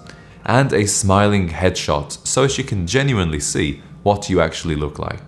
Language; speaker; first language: English; native; English